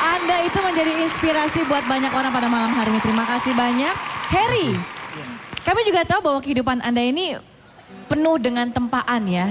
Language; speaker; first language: Indonesian; native; Indonesian